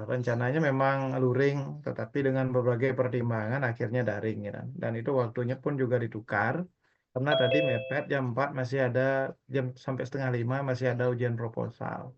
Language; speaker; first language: Indonesian; non-native, local second language; Balinese